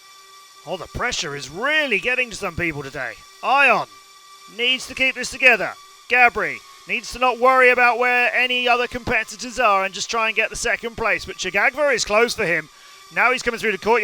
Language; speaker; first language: English; native; English